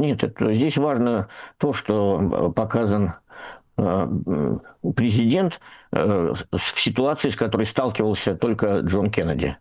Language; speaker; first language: Russian; native; Russian